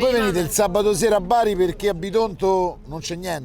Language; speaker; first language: Italian; native; Italian